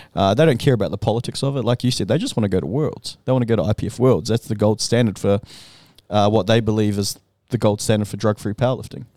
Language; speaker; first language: English; native; English